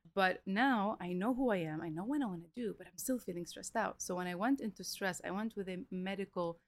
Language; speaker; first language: English; early bilingual, other home language; Arabic